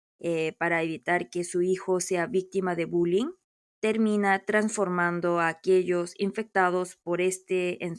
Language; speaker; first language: Spanish; non-native, fluent; Korean